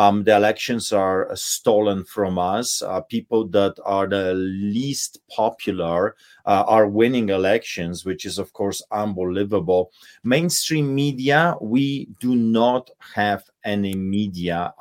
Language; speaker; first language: English; non-native, fluent; Polish